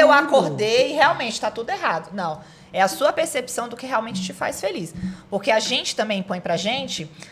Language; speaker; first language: Portuguese; native; Portuguese